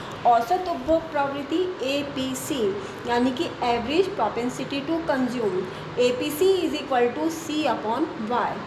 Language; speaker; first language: Hindi; native; Hindi